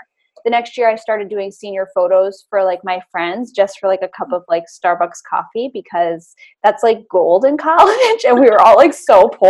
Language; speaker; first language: English; native; English